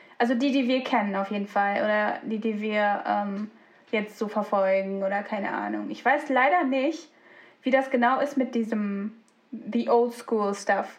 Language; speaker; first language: German; early bilingual, other home language; Turkish